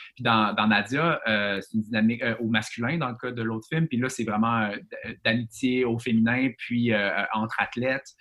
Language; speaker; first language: French; native; French